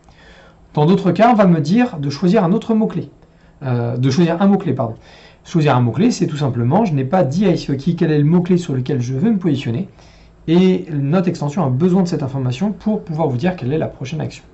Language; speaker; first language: French; native; French